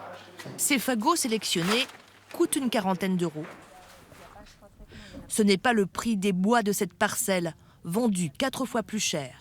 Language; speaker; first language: French; native; French